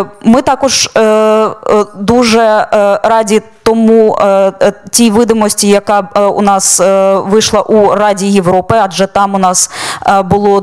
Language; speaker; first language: Ukrainian; native; Ukrainian